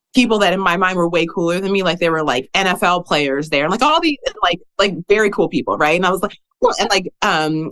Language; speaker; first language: English; native; English